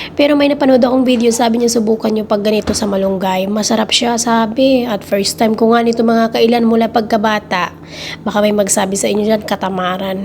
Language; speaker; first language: Filipino; non-native, local second language; Iloko